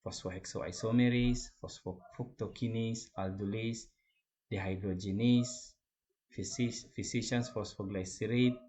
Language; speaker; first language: English; non-native, local second language; Filipino